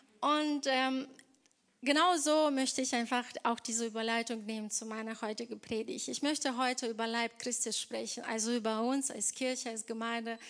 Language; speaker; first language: German; non-native, fluent; Ukrainian